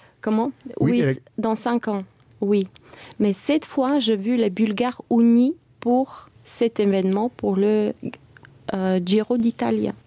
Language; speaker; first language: French; non-native, fluent; Bulgarian